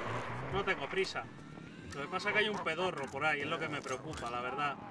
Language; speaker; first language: Spanish; native; Spanish